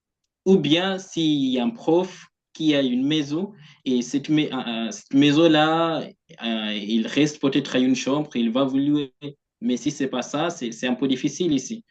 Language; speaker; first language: French; non-native, fluent; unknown